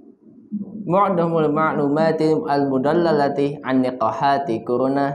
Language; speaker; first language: Arabic; non-native, learner; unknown